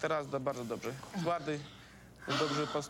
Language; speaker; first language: Polish; non-native, learner; Russian